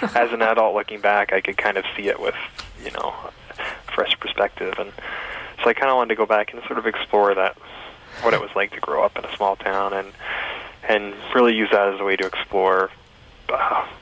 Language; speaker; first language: English; native; English